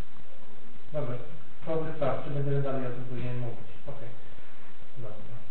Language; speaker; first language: Polish; native; Polish